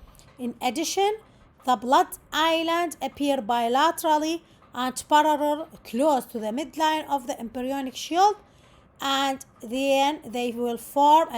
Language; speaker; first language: English; non-native, local second language; Arabic